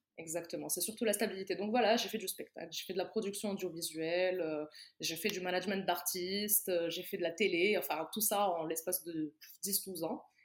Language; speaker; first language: French; non-native, local second language; Arabic